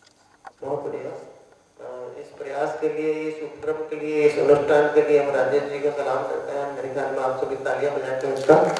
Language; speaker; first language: Hindi; native; Hindi